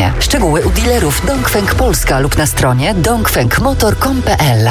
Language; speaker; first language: Polish; native; Polish